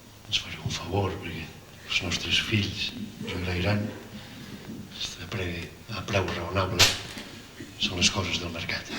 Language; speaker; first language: Catalan; native; Catalan